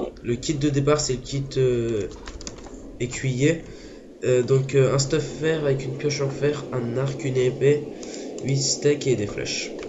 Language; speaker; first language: French; native; French